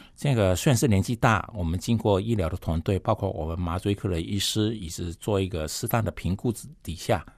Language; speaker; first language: Chinese; non-native, fluent; Cantonese